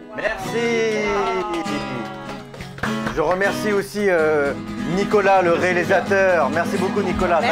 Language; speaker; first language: French; native; French